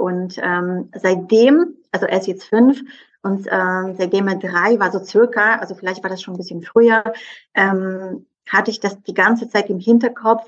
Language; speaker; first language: German; non-native, fluent; Polish